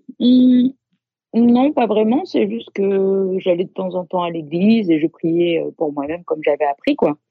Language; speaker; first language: French; native; French